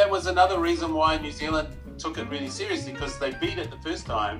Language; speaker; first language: English; native; English